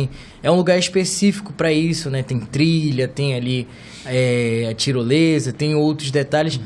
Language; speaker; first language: Portuguese; native; Portuguese